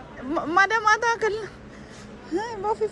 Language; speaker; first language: Arabic; non-native, learner; Amharic